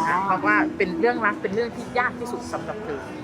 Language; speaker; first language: Thai; native; Thai